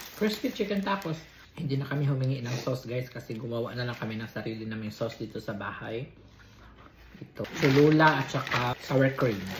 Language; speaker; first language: Filipino; non-native, local second language; Cebuano